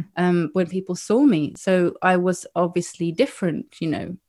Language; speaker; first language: English; native; English